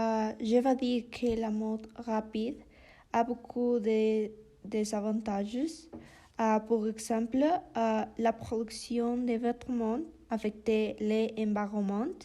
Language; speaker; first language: French; non-native, learner; Spanish